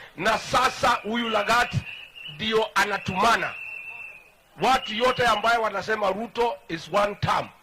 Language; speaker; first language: Swahili; non-native, local second language; Kikuyu